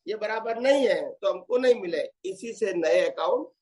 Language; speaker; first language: Hindi; non-native, local second language; Gujarati